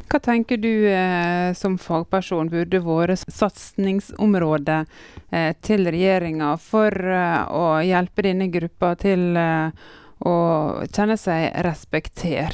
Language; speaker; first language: Norwegian; native; Norwegian